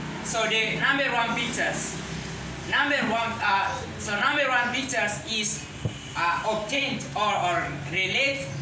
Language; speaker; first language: English; non-native, learner; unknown